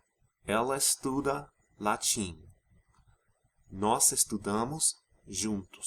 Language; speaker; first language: Portuguese; non-native, fluent; English